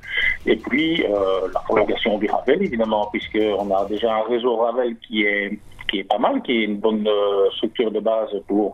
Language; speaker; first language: French; native; French